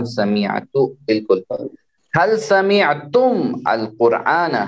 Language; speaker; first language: Arabic; non-native, fluent; Urdu